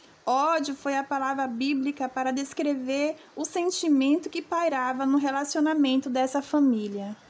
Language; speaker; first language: Portuguese; native; Portuguese